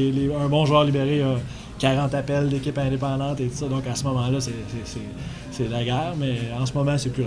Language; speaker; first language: French; native; French